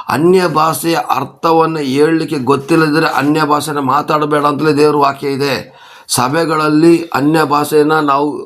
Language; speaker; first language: Kannada; non-native, local second language; Kodava